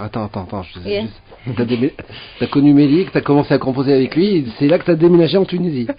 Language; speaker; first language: French; non-native, local second language; Arabic